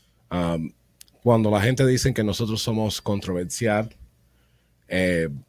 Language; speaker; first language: Spanish; early bilingual, heritage; Spanish